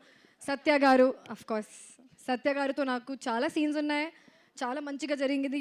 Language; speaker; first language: Telugu; non-native, learner; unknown